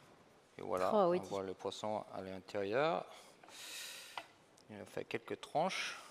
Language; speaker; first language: French; non-native, fluent; English